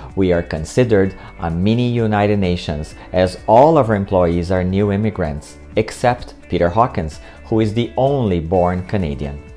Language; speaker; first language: English; non-native, fluent; Portuguese